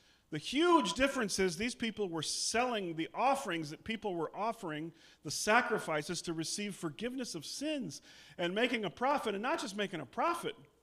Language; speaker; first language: English; native; English